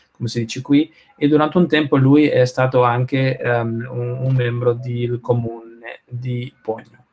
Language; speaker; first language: Italian; non-native, learner; Spanish